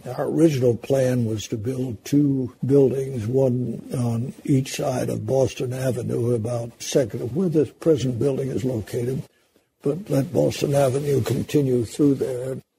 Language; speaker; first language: English; native; English